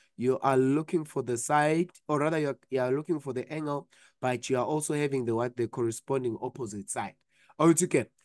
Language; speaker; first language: English; non-native, local second language; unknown